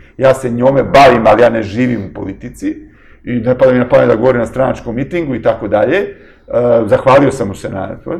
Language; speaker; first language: Serbian; native; Serbian